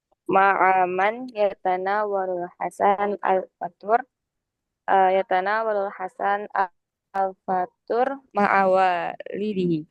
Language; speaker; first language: Arabic; non-native, learner; Indonesian